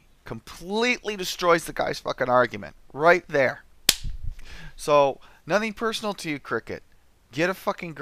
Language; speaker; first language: English; native; English